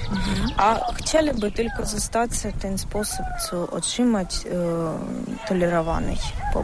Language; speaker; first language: Ukrainian; non-native, local second language; Russian